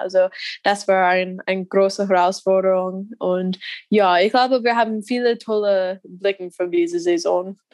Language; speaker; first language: German; non-native, learner; English